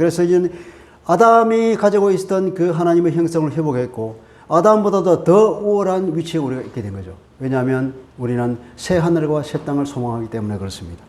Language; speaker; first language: Korean; native; Korean